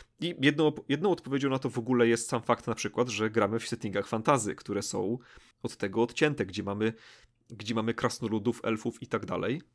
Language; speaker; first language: Polish; native; Polish